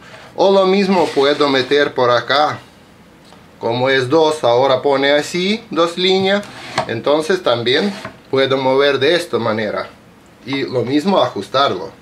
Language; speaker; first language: Spanish; non-native, learner; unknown